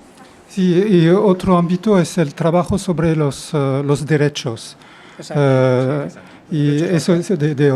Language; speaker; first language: Spanish; non-native, fluent; French